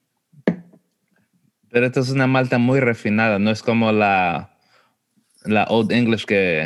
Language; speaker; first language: Spanish; early bilingual, heritage; Spanish